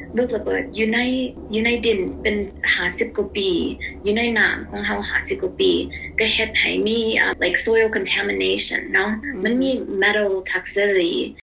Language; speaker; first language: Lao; early bilingual, heritage; Lao